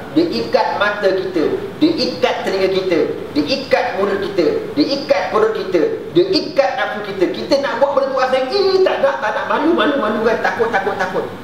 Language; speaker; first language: Malay; native; Malay